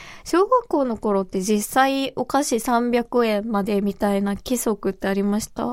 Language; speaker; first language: Japanese; native; Japanese